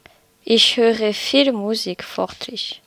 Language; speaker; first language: German; non-native, learner; French